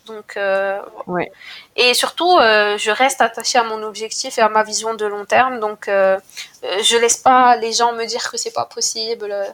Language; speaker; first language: French; non-native, local second language; Arabic